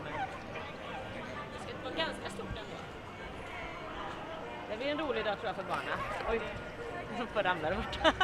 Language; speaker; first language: Swedish; native; Swedish